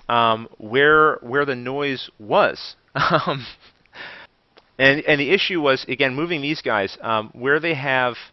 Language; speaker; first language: English; native; English